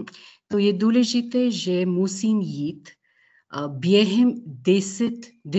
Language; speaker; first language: Czech; non-native, learner; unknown